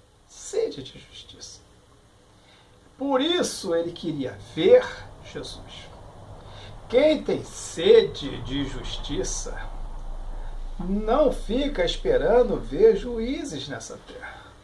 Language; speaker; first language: Portuguese; native; Portuguese